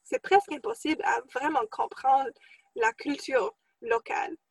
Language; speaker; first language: French; non-native, fluent; English